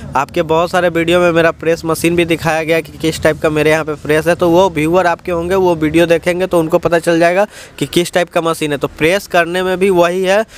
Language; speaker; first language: Hindi; native; Hindi